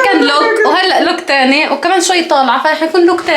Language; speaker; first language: Arabic; native; Arabic